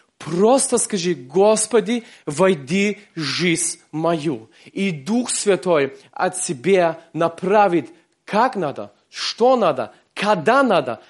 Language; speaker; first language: Russian; early bilingual, heritage; Russian